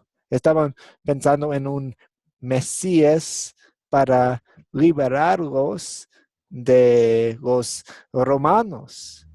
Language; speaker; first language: Spanish; non-native, fluent; English